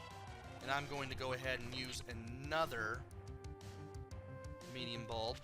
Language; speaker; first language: English; native; English